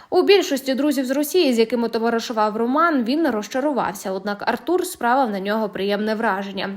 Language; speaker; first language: Ukrainian; native; Ukrainian